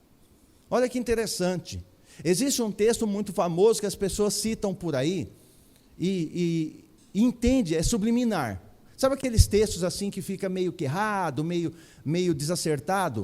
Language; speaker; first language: Portuguese; native; Portuguese